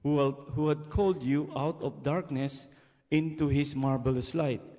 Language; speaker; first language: English; non-native, local second language; Filipino